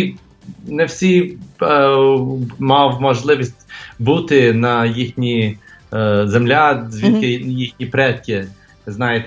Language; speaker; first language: Ukrainian; early bilingual, heritage; English